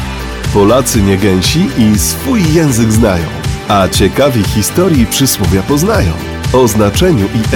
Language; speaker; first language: Polish; native; Polish